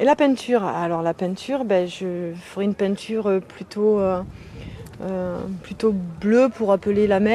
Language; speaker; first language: French; native; French